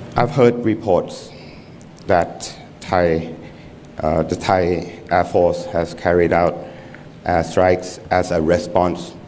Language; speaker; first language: English; non-native, fluent; Thai